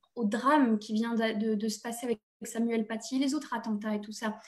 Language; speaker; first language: French; native; French